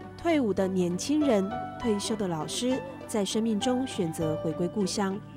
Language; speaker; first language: Chinese; native; Chinese